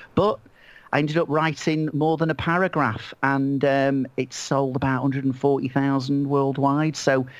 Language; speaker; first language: English; native; English